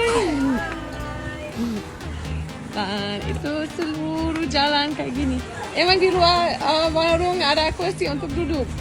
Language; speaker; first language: Indonesian; non-native, fluent; German